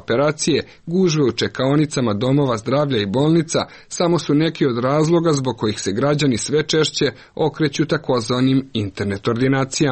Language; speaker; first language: Serbian; native; Serbian